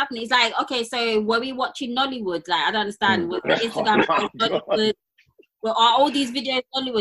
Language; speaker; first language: English; native; English